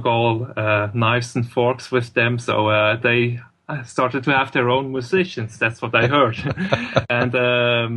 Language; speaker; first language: English; non-native, fluent; German